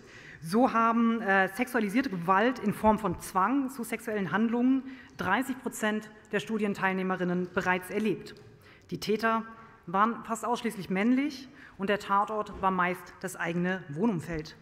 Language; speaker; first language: German; native; German